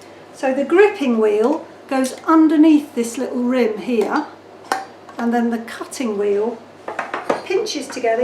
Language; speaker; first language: English; native; English